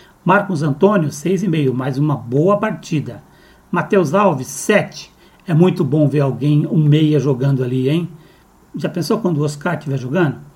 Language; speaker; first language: Portuguese; native; Portuguese